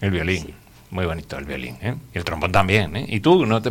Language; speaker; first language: Spanish; native; Spanish